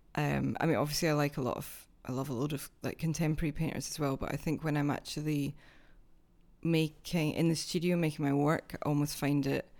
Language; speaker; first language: English; native; English